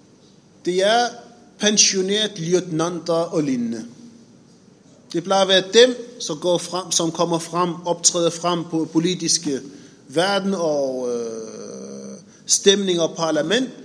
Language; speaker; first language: Danish; non-native, fluent; Arabic